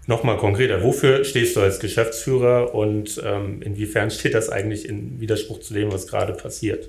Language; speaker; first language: German; native; German